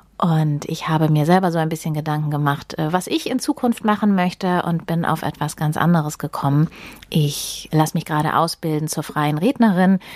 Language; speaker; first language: German; native; German